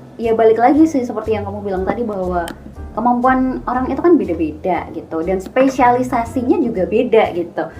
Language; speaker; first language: Indonesian; native; Indonesian